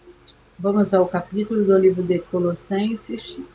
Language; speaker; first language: Portuguese; native; Portuguese